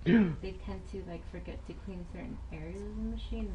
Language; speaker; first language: English; native; English